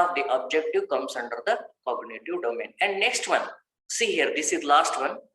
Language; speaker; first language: English; non-native, local second language; Kannada